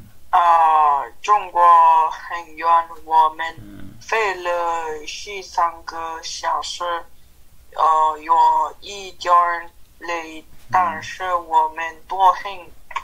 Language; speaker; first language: Chinese; non-native, learner; Mongolian